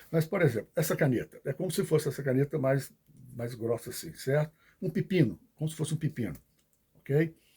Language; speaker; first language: Portuguese; native; Portuguese